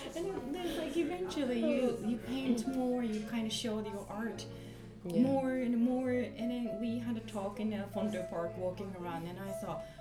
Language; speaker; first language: English; non-native, fluent; Japanese